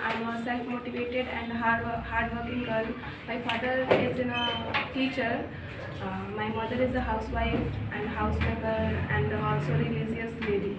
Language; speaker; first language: English; non-native, learner; Hindi